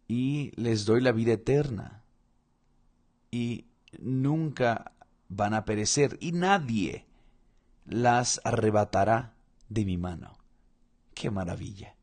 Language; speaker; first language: Spanish; non-native, fluent; Portuguese